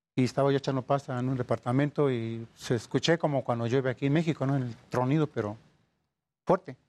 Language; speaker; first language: Spanish; native; Spanish